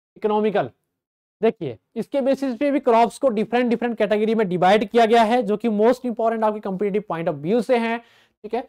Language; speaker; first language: Hindi; native; Hindi